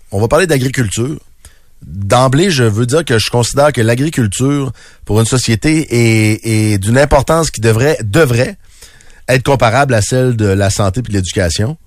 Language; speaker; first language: French; native; French